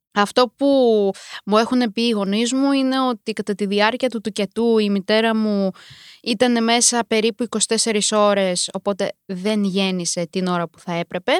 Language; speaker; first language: Greek; early bilingual, other home language; Romanian